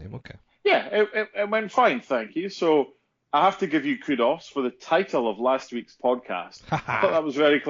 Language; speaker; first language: English; native; English